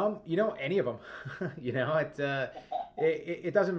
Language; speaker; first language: English; native; English